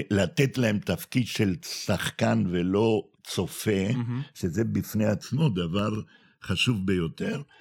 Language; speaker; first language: Hebrew; non-native, fluent; Spanish